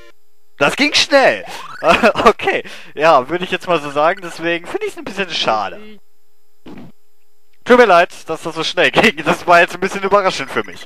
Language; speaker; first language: German; native; German